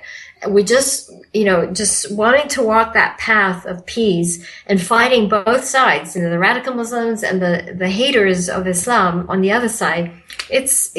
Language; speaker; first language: English; non-native, local second language; Malay